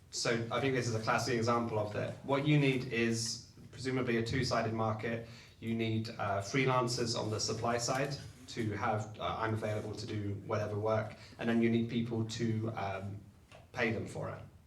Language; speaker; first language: English; native; English